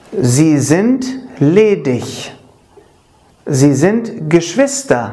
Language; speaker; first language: German; non-native, fluent; Arabic